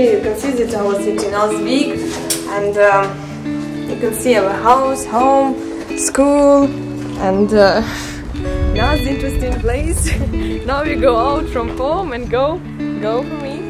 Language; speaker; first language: English; non-native, learner; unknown